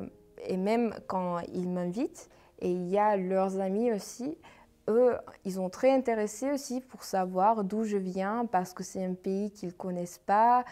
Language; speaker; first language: French; non-native, fluent; Armenian